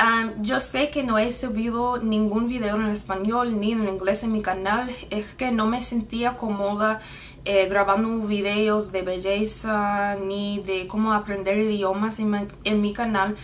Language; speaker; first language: Spanish; non-native, fluent; English